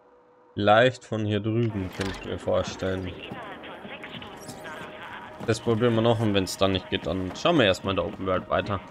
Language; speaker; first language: German; native; German